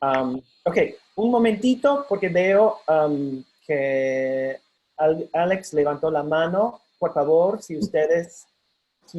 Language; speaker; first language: Spanish; non-native, fluent; English